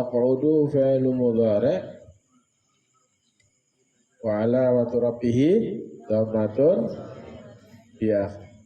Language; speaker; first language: Arabic; non-native, fluent; Indonesian